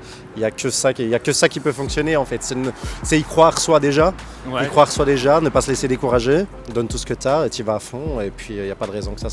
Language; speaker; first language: French; native; French